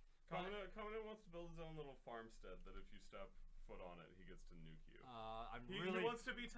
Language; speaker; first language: English; native; English